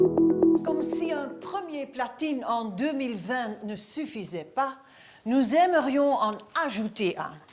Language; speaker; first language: French; non-native, local second language; Dutch